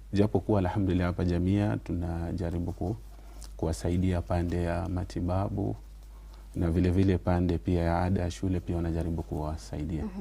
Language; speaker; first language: Swahili; non-native, local second language; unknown